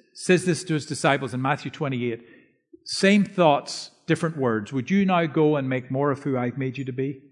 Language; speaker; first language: English; native; English